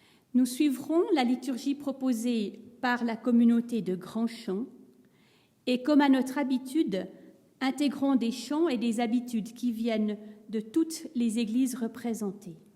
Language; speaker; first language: French; native; French